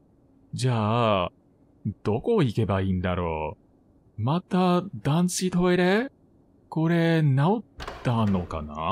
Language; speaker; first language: Japanese; non-native, fluent; English